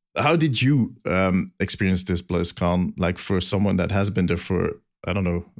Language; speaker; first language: English; non-native, fluent; Dutch